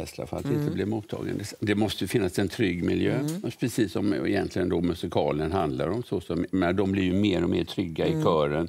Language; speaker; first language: Swedish; native; Swedish